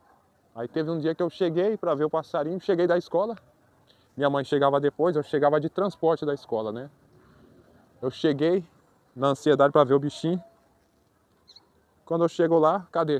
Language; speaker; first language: Portuguese; native; Portuguese